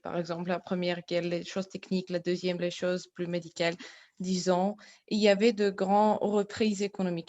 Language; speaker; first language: French; non-native, learner; Bulgarian